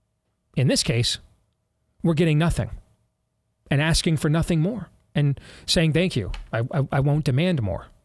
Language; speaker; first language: English; native; English